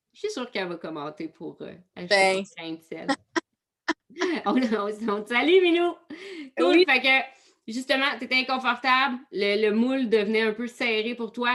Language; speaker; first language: French; native; French